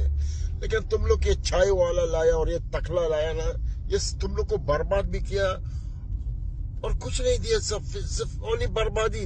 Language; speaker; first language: Hindi; non-native, learner; Arabic